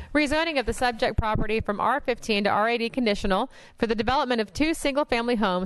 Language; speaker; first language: English; native; English